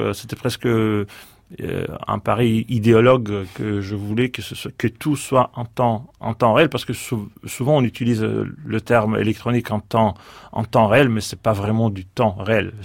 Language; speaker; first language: French; non-native, fluent; Greek